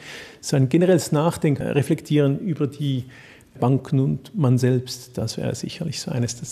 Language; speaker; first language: German; native; German